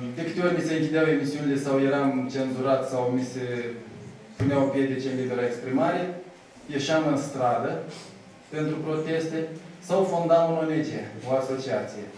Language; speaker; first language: Romanian; native; Romanian